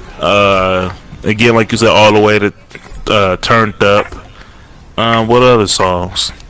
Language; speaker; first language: English; native; English